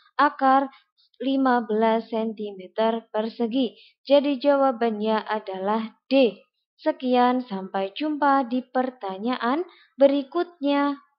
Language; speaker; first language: Indonesian; native; Indonesian